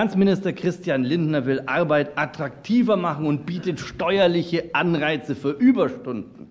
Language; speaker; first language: German; native; German